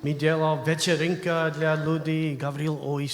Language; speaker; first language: Russian; non-native, learner; English